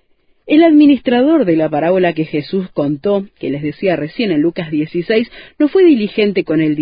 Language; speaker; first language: Spanish; native; Spanish